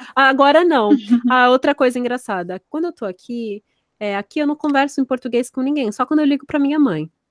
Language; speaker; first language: Portuguese; native; Portuguese